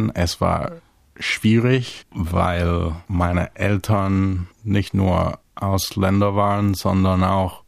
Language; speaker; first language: German; non-native, fluent; English